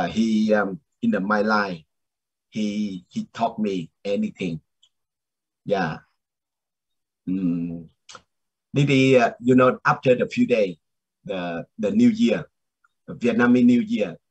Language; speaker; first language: English; non-native, learner; Vietnamese